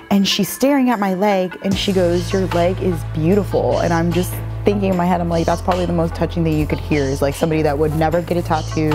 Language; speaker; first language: English; native; English